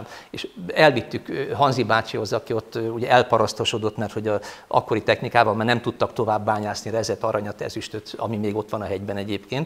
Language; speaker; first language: Hungarian; native; Hungarian